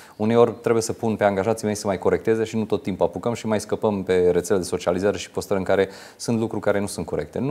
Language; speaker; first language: Romanian; non-native, local second language; Hungarian